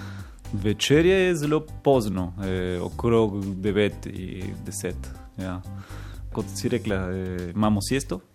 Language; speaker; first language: Slovenian; non-native, learner; Spanish